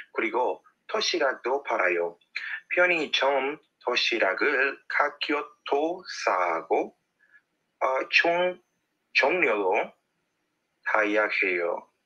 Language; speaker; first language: Korean; non-native, learner; English